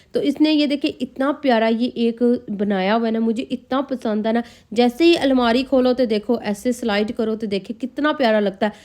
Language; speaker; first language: Urdu; non-native, local second language; Punjabi